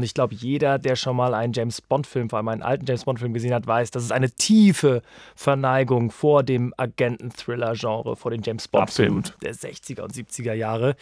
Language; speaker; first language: German; native; German